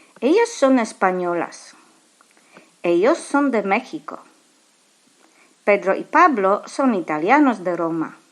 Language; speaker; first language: Spanish; non-native, fluent; Polish